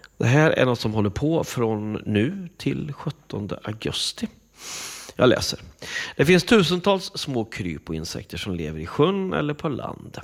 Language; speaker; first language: Swedish; native; Swedish